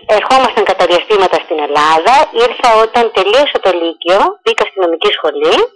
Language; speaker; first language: Greek; early bilingual, heritage; Greek